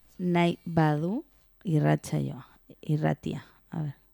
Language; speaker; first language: Basque; non-native, local second language; Spanish